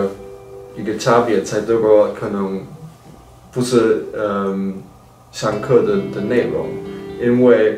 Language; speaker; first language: Chinese; non-native, fluent; German